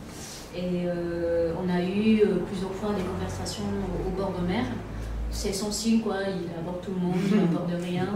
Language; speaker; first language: French; non-native, fluent; Vietnamese